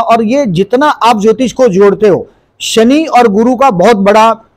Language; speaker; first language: Hindi; non-native, local second language; Gujarati